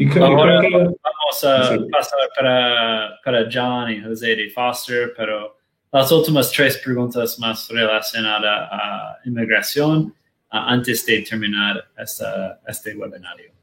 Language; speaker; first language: Spanish; non-native, learner; Portuguese